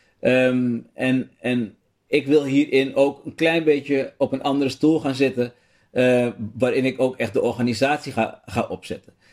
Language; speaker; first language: Dutch; native; Dutch